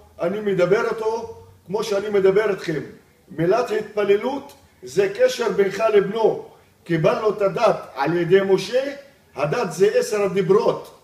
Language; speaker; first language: Hebrew; non-native, local second language; Arabic